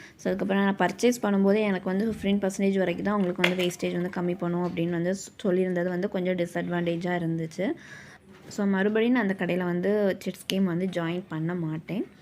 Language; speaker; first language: Tamil; native; Tamil